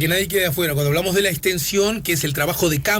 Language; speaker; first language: Spanish; native; Spanish